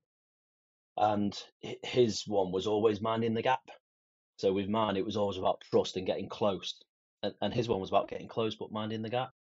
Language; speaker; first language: English; native; English